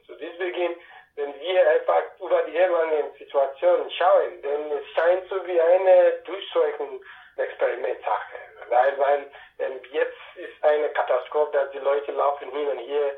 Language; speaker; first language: German; non-native, fluent; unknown